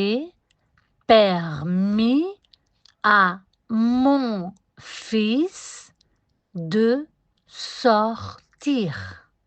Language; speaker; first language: French; non-native, fluent; Spanish